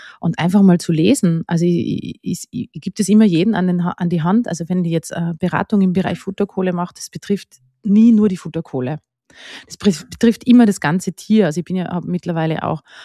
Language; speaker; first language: German; native; German